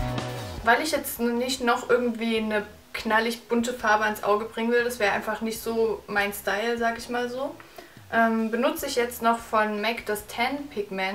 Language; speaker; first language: German; native; German